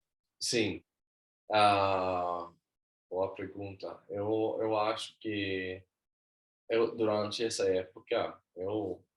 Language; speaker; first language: Portuguese; non-native, learner; Swedish